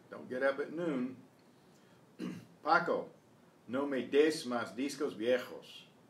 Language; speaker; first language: Spanish; non-native, fluent; English